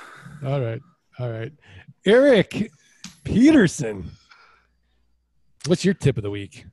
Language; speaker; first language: English; native; English